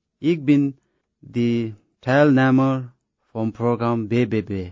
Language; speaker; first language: German; non-native, learner; Tibetan